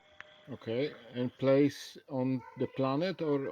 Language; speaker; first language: English; non-native, learner; Polish